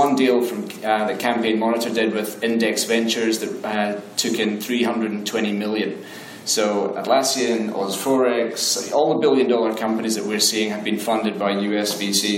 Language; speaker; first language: English; native; English